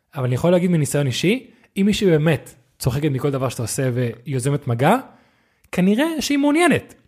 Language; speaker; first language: Hebrew; non-native, fluent; English